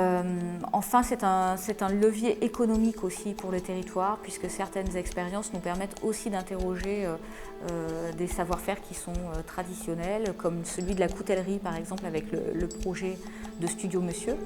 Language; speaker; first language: French; native; French